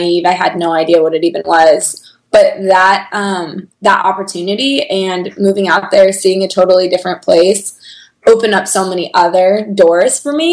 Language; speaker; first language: English; native; English